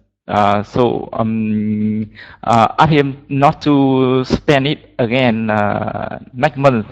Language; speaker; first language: English; non-native, learner; Vietnamese